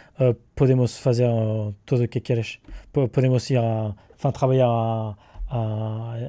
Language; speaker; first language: Portuguese; non-native, learner; French